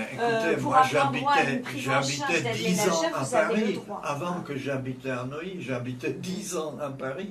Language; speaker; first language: French; non-native, fluent; Czech